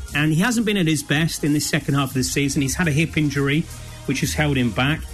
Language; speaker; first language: English; native; English